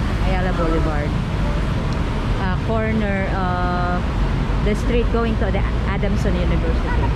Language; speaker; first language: English; non-native, local second language; Filipino